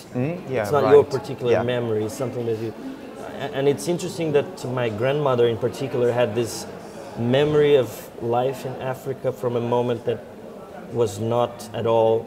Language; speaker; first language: English; non-native, fluent; Portuguese